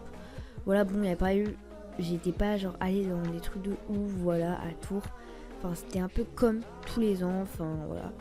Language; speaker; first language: French; native; French